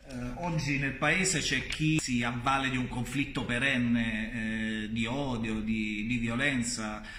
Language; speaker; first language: Italian; native; Italian